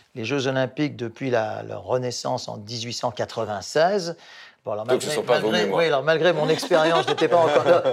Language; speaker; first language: French; non-native, local second language; English